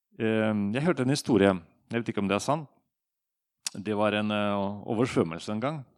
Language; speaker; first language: Norwegian; non-native, fluent; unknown